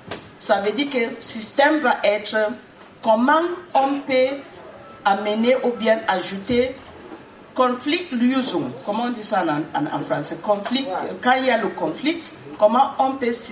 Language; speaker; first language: French; non-native, learner; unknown